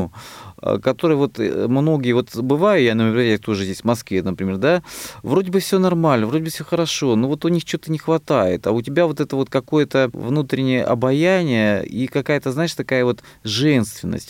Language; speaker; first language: Russian; native; Russian